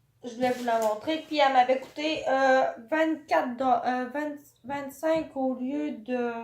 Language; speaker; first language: French; native; French